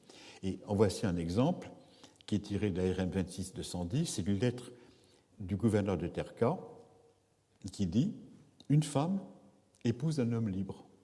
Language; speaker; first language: French; native; French